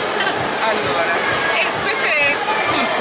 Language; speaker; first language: Italian; non-native, learner; Turkish